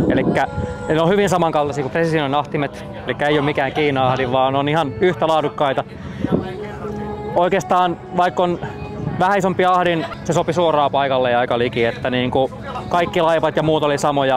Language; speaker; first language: Finnish; native; Finnish